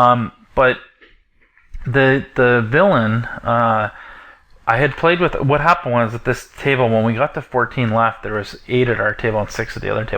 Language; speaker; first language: English; native; English